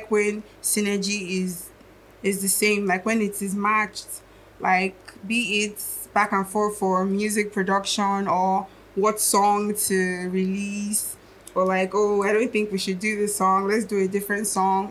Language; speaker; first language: English; non-native, local second language; Igbo